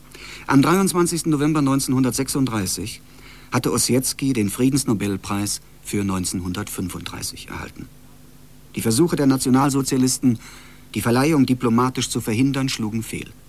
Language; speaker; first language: German; native; German